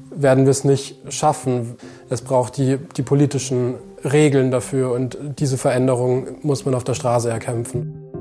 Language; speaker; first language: German; native; German